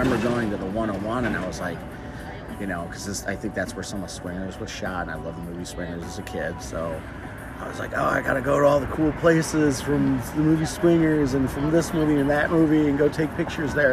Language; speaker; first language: English; native; English